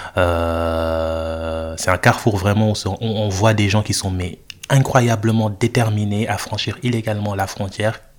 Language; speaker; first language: French; non-native, local second language; Wolof